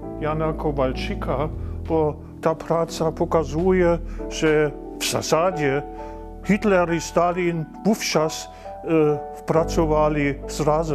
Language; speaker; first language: Polish; non-native, fluent; German